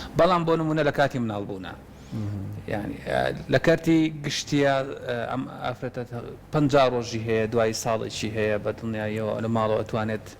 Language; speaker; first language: Central Kurdish; native; Central Kurdish